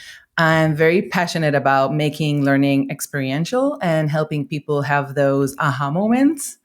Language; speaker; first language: English; non-native, fluent; Hebrew